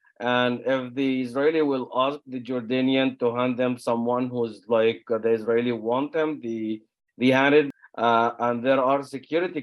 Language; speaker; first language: English; non-native, fluent; Arabic